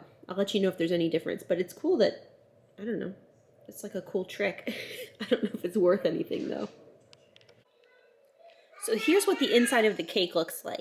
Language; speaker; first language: English; native; English